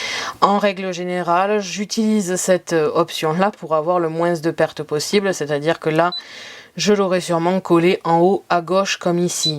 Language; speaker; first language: French; native; French